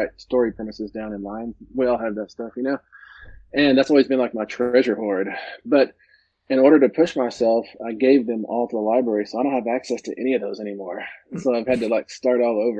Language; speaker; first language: English; native; English